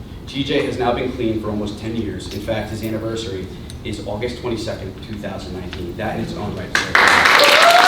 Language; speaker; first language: English; native; English